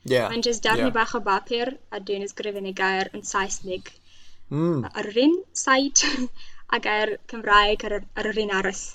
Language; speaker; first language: Welsh; non-native, fluent; Russian